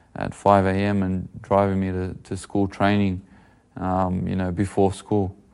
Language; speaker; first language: English; native; English